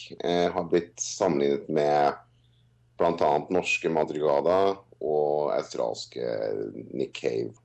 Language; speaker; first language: Norwegian; non-native, fluent; English